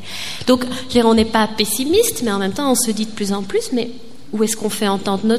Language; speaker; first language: French; native; French